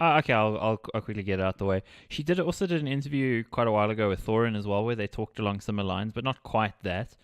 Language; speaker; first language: English; native; English